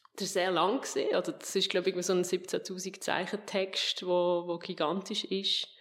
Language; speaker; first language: German; native; German